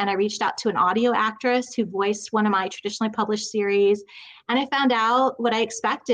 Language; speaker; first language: English; native; English